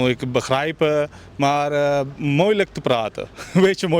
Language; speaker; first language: Dutch; non-native, learner; Urdu